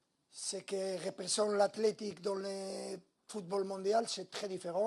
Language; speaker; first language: French; non-native, learner; Spanish